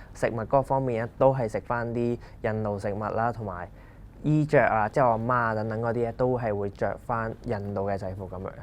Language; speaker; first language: Cantonese; non-native, local second language; Punjabi